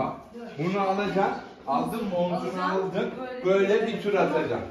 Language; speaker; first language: Turkish; native; Turkish